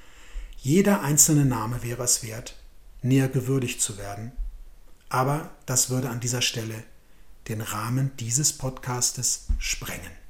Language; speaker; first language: German; native; German